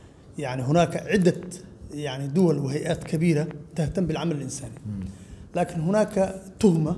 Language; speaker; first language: Arabic; non-native, local second language; Somali